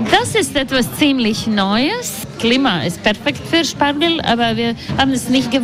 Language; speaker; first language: German; non-native, learner; Latvian